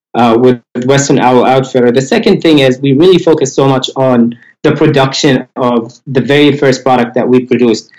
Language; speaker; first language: English; non-native, fluent; Arabic